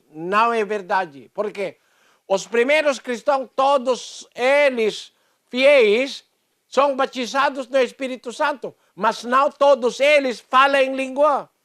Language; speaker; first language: Portuguese; non-native, learner; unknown